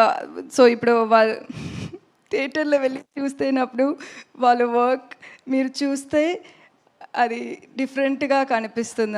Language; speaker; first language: Telugu; non-native, learner; Tamil